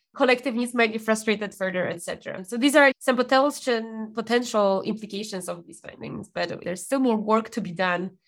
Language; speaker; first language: English; non-native, fluent; Polish